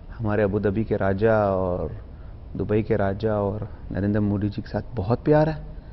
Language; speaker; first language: Hindi; early bilingual, heritage; Punjabi